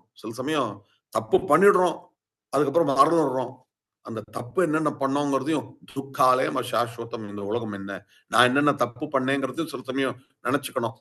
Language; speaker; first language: Tamil; early bilingual, heritage; Tamil